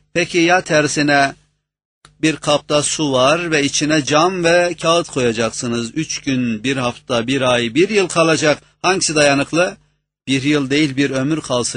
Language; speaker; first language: Turkish; native; Turkish